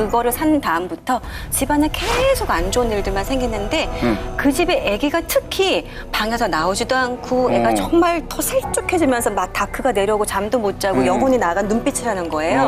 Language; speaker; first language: Korean; native; Korean